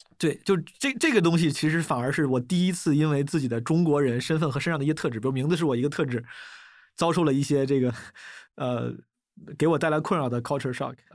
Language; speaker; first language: Chinese; native; Chinese